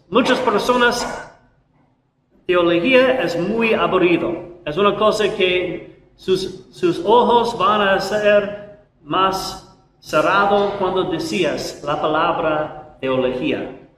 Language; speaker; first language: Spanish; non-native, learner; English